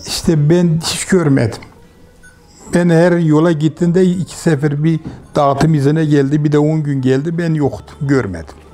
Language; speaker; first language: Turkish; native; Turkish